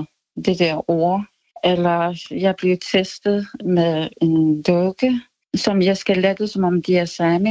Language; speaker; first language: Danish; non-native, local second language; Kalaallisut